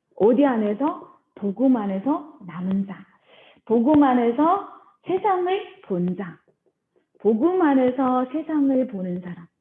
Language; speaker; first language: Korean; early bilingual, heritage; Korean